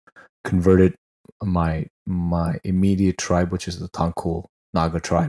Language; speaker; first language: English; non-native, local second language; Tangkhul Naga (India)